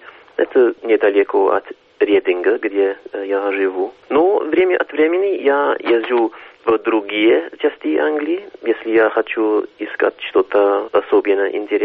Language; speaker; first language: Russian; non-native, fluent; English